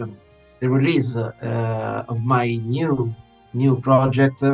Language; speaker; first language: English; non-native, fluent; Italian